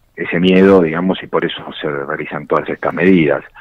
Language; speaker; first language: Spanish; native; Spanish